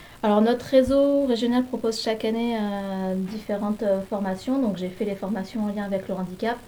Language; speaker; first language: French; native; French